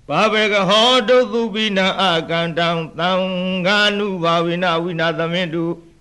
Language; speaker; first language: Burmese; native; Burmese